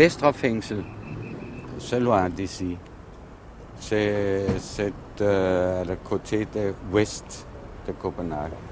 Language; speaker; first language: French; non-native, learner; Danish